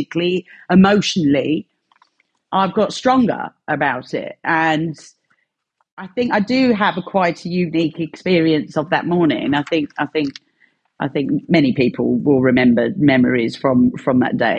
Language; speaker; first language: English; native; English